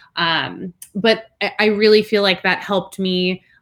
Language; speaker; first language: English; early bilingual, other home language; Spanish